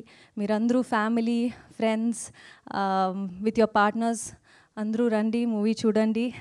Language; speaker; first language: Telugu; non-native, learner; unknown